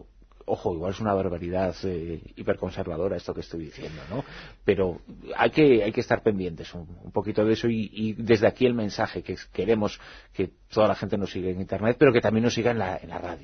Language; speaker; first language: Spanish; native; Spanish